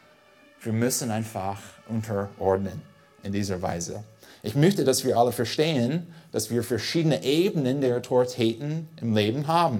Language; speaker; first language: German; non-native, fluent; English